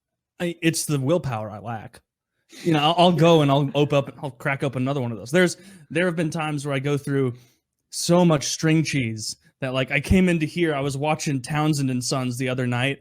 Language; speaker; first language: English; native; English